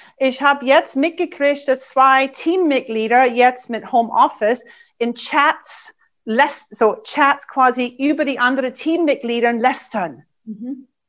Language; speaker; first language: German; non-native, fluent; English